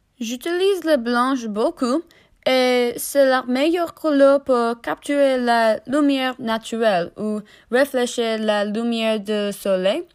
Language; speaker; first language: French; non-native, learner; English